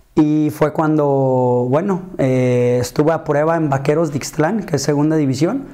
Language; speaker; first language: Spanish; early bilingual, heritage; Spanish